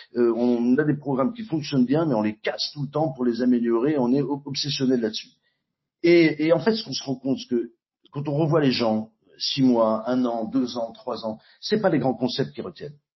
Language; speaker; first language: French; native; French